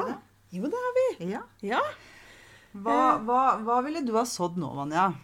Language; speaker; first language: Norwegian; native; Norwegian